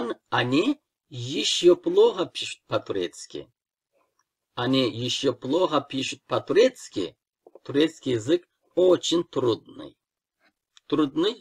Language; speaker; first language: Russian; non-native, fluent; Turkish